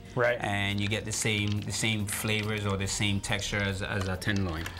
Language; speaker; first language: English; native; English